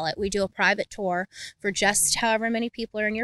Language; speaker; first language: English; native; English